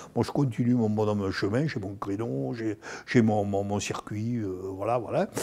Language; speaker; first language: French; native; French